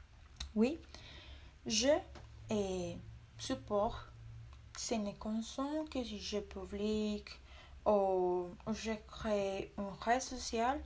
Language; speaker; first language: French; non-native, learner; Spanish